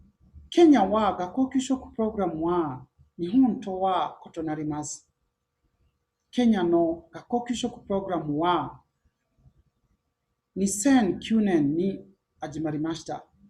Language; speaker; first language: Japanese; non-native, learner; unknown